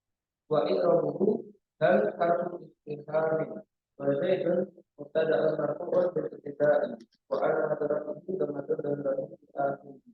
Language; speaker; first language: Arabic; non-native, learner; Indonesian